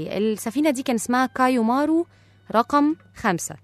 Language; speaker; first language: Arabic; native; Arabic